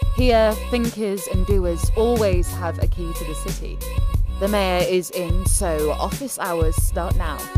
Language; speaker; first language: English; non-native, fluent; Thai